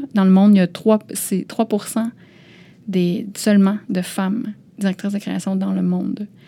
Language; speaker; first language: French; early bilingual, other home language; Lao